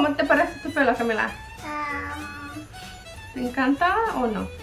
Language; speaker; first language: Spanish; early bilingual, heritage; Spanish